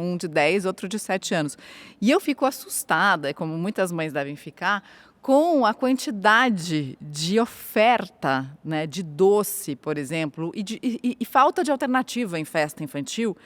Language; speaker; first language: Portuguese; native; Portuguese